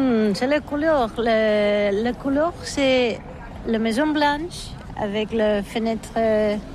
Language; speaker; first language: French; non-native, learner; Catalan